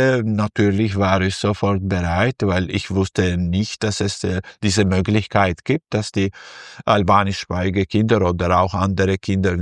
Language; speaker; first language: German; non-native, fluent; Albanian